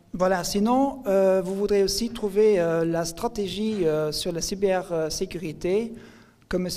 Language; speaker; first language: French; non-native, local second language; Luxembourgish